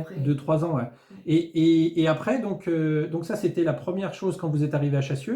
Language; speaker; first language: French; native; French